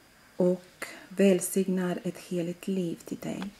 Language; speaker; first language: Swedish; non-native, fluent; Latvian